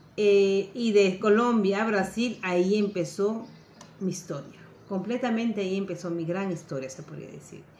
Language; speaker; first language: Spanish; native; Spanish